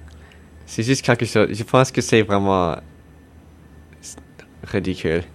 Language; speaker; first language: French; non-native, local second language; English